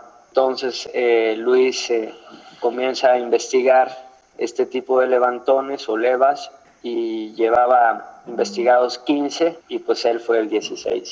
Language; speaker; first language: Spanish; native; Spanish